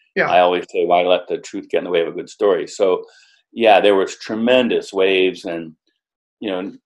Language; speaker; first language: English; native; English